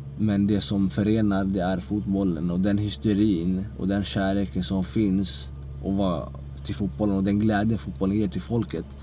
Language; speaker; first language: Swedish; early bilingual, other home language; Central Kurdish